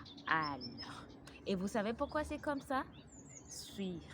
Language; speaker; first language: French; non-native, learner; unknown